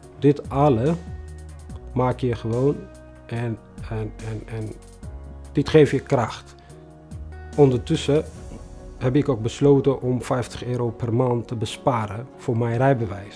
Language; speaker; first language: Dutch; non-native, fluent; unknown